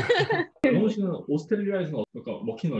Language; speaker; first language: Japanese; non-native, fluent; Korean